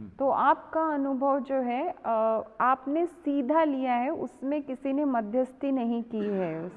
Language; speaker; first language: Hindi; non-native, local second language; Marathi